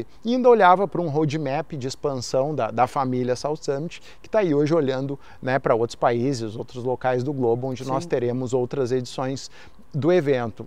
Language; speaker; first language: Portuguese; native; Portuguese